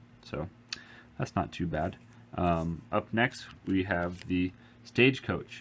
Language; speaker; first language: English; native; English